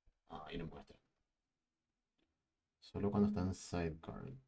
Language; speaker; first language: Spanish; native; Spanish